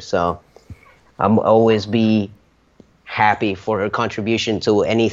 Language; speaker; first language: English; early bilingual, other home language; Spanish